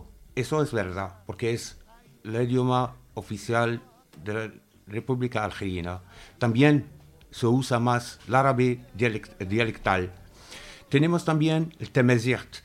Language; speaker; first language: Spanish; non-native, fluent; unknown